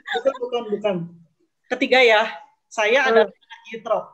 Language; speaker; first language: Indonesian; native; Indonesian